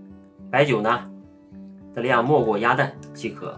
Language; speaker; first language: Chinese; native; Chinese